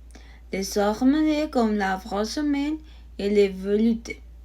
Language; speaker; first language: French; non-native, learner; Spanish